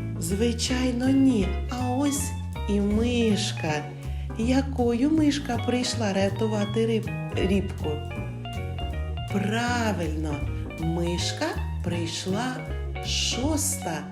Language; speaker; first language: Ukrainian; native; Ukrainian